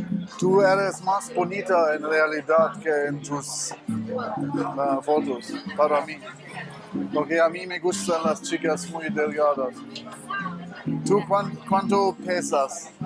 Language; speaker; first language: Spanish; non-native, learner; German